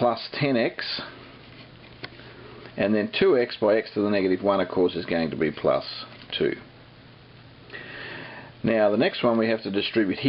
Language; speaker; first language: English; native; English